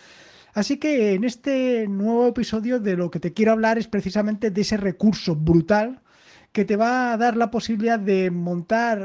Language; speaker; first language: Spanish; native; Spanish